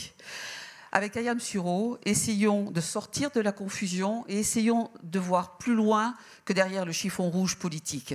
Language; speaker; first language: French; native; French